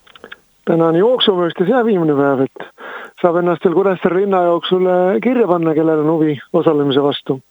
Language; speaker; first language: Estonian; native; Estonian